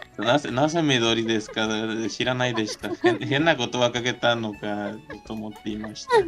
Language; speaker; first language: Japanese; non-native, learner; Spanish